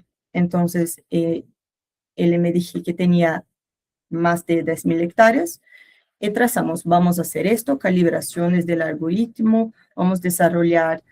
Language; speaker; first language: Spanish; non-native, learner; Portuguese